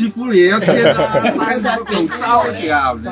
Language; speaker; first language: Chinese; native; Chinese